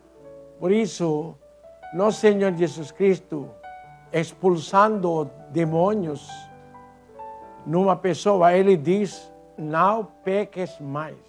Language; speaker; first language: Portuguese; non-native, learner; Filipino